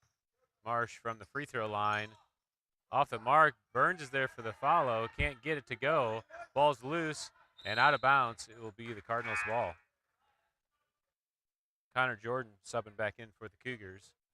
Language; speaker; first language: English; native; English